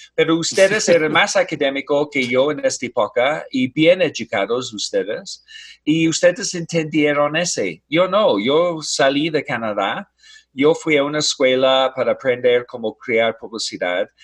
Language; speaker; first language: Spanish; non-native, fluent; English